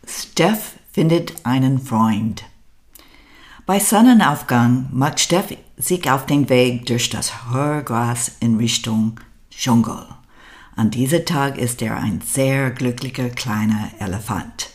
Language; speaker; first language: German; non-native, learner; English